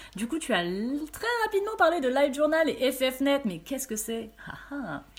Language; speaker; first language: French; early bilingual, other home language; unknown